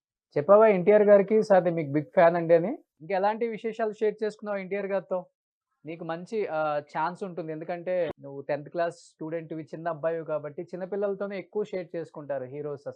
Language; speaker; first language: Telugu; native; Telugu